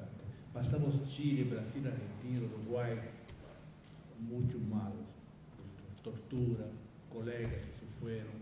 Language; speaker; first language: Spanish; non-native, fluent; Portuguese